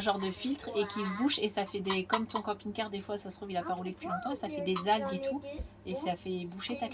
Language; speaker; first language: French; native; French